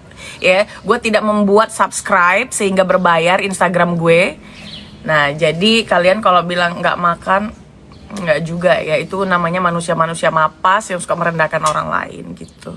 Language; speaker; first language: Indonesian; native; Indonesian